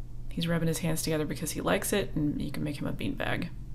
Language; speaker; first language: English; native; English